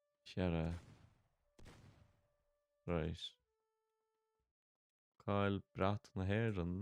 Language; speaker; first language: Irish; non-native, local second language; English